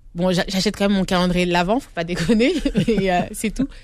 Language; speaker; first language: French; native; French